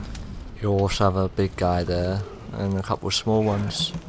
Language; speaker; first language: English; native; English